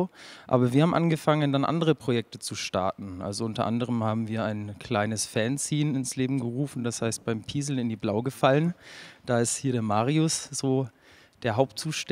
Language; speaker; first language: German; native; German